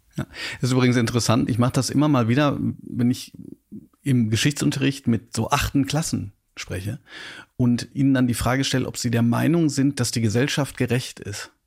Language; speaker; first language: German; native; German